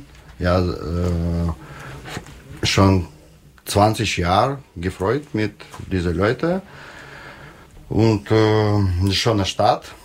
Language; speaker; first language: German; non-native, learner; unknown